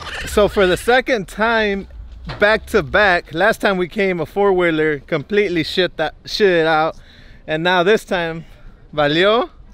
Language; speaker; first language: English; early bilingual, other home language; Spanish